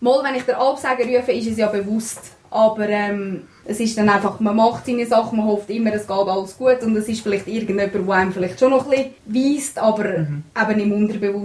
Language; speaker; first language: German; native; German